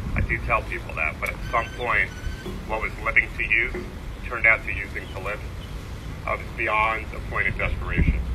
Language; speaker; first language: English; native; English